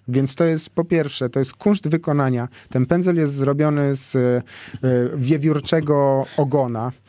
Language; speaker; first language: Polish; native; Polish